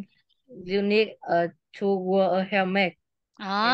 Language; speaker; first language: English; non-native, learner; Vietnamese